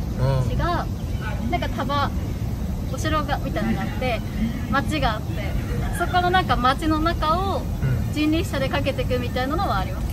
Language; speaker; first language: Japanese; native; Japanese